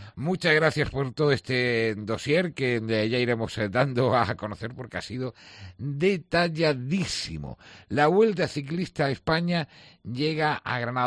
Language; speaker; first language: Spanish; native; Spanish